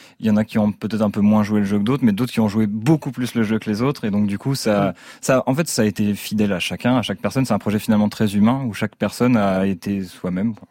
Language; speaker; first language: French; native; French